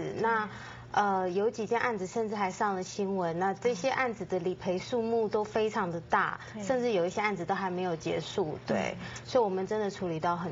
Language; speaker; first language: Chinese; native; Chinese